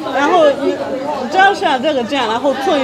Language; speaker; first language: Chinese; non-native, fluent; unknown